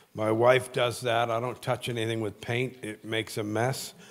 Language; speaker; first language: English; native; English